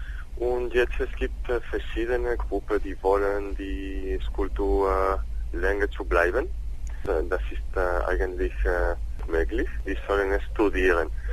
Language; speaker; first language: German; non-native, learner; Spanish